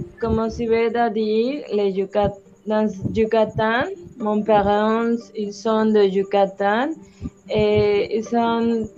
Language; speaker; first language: French; non-native, learner; Spanish